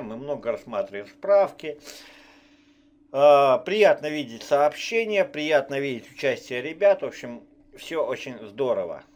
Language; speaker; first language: Russian; native; Russian